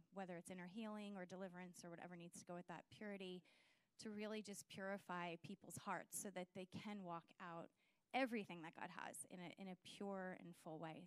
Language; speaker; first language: English; native; English